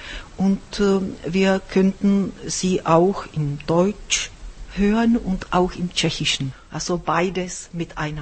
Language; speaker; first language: German; non-native, fluent; Czech